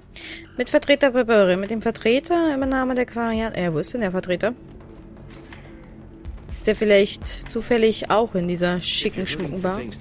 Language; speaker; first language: German; native; German